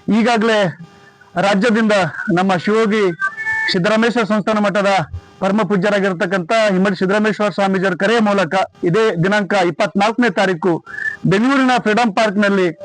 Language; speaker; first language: Kannada; native; Kannada